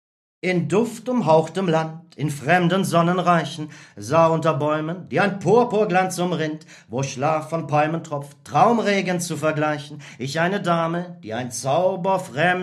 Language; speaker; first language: German; native; German